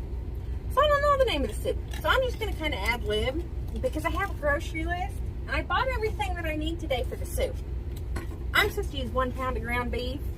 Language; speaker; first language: English; native; English